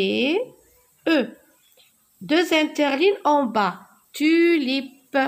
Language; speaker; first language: French; non-native, local second language; Arabic